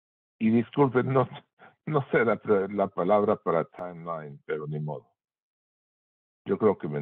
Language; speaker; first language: Spanish; early bilingual, heritage; Spanish